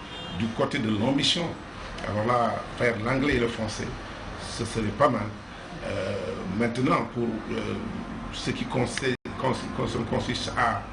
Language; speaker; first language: French; non-native, fluent; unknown